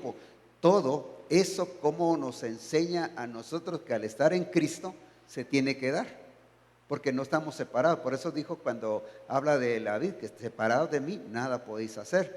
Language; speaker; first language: Spanish; native; Spanish